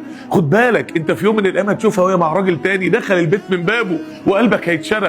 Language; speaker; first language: Arabic; native; Arabic